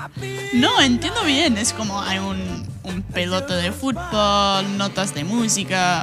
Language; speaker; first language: Spanish; non-native, fluent; English